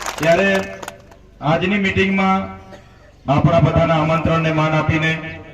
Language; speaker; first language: Gujarati; non-native, local second language; Vasavi